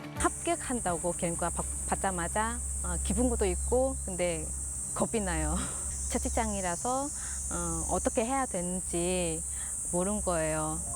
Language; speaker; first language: Korean; non-native, fluent; Vietnamese